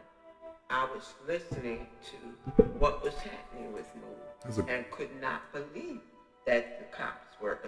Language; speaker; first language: English; native; English